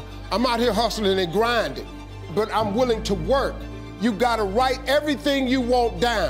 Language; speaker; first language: English; native; English